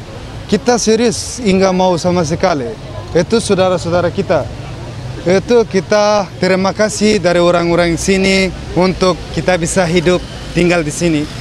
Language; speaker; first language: Indonesian; non-native, fluent; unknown